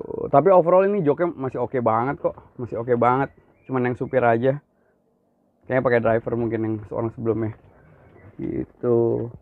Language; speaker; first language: Indonesian; native; Indonesian